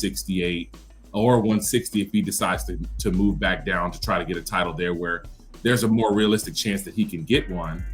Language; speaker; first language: English; native; English